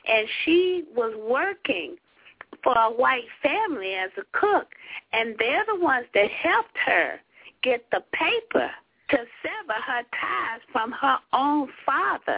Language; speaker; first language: English; native; English